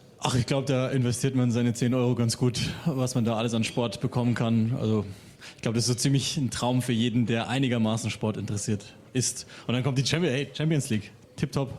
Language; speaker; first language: German; native; German